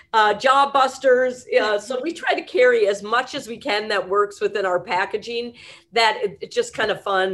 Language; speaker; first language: English; native; English